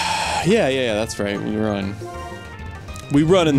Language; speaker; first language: English; native; English